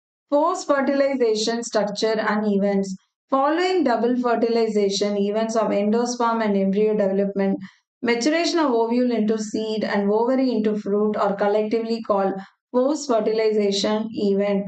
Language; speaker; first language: English; non-native, local second language; Tamil